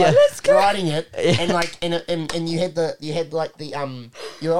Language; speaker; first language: English; native; English